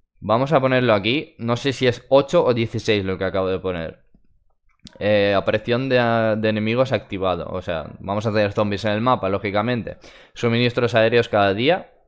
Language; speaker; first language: Spanish; non-native, fluent; Russian